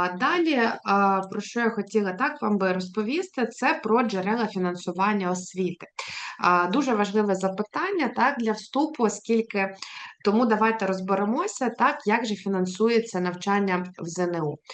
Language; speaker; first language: Ukrainian; native; Ukrainian